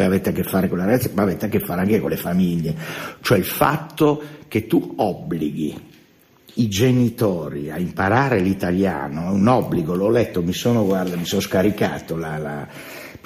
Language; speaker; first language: Italian; native; Italian